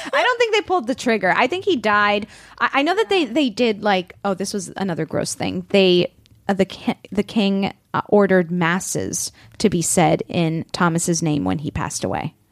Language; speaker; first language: English; non-native, fluent; Spanish